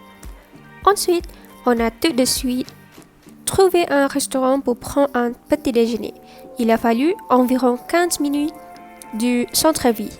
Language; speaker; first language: French; non-native, learner; Malay